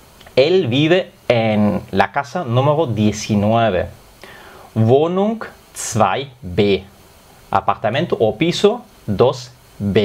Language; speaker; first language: Spanish; non-native, fluent; German